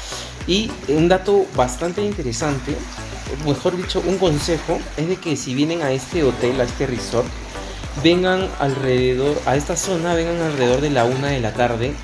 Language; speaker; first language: Spanish; native; Spanish